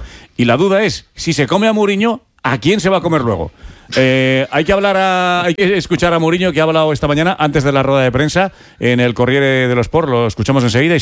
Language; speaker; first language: Spanish; native; Spanish